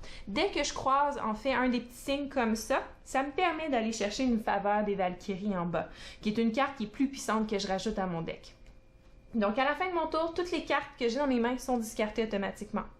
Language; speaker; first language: French; native; French